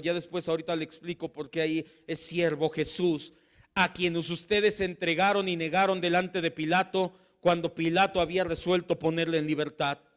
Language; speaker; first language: Spanish; native; Spanish